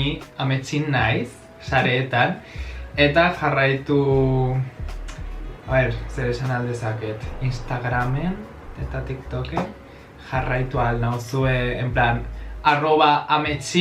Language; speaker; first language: Basque; non-native, local second language; Spanish